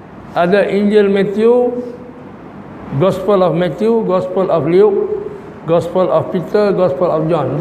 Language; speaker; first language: English; non-native, local second language; Malay